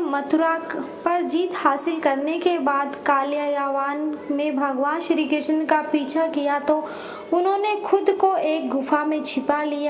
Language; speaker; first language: Hindi; native; Hindi